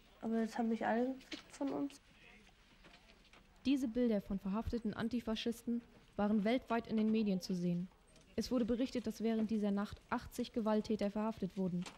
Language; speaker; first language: German; native; German